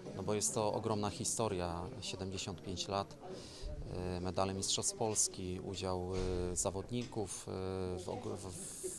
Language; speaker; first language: Polish; native; Polish